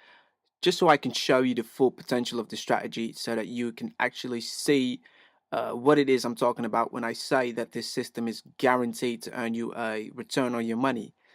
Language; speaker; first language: English; native; English